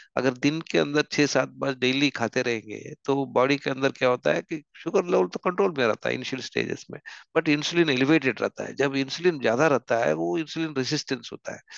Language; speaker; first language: Hindi; non-native, local second language; Telugu